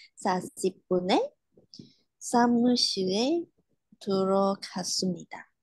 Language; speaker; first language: Korean; non-native, learner; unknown